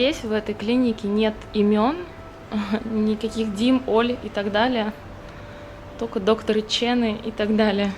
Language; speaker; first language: Russian; native; Russian